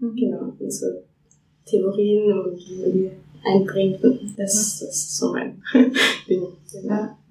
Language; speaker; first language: German; native; German